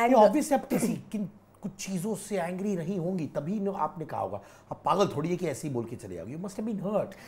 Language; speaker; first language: Hindi; native; Hindi